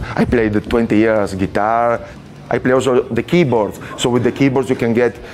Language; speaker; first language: English; non-native, fluent; Italian